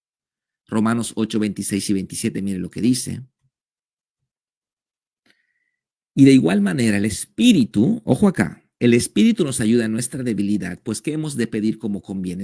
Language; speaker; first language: Spanish; native; Spanish